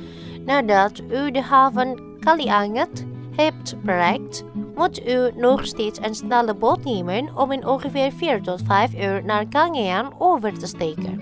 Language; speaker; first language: Dutch; non-native, fluent; Indonesian